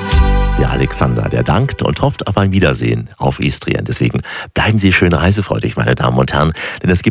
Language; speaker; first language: German; native; German